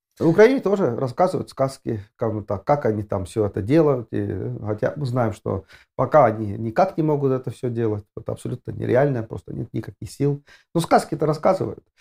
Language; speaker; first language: Russian; non-native, fluent; Estonian